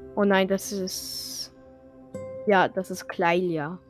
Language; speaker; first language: German; non-native, fluent; French